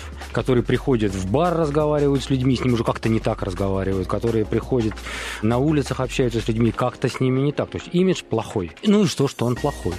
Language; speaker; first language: Russian; native; Russian